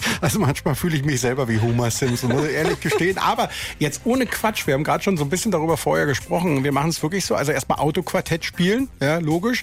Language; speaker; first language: German; native; German